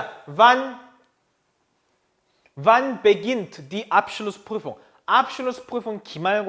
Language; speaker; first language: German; non-native, fluent; Korean